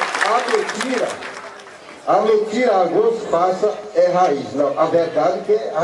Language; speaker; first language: Portuguese; non-native, local second language; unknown